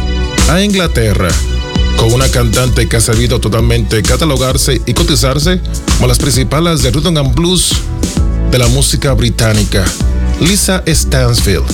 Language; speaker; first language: Spanish; native; Spanish